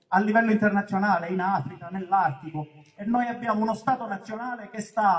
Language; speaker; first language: Italian; native; Italian